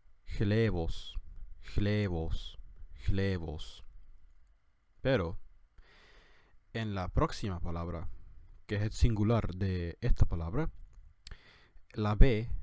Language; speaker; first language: Spanish; non-native, fluent; English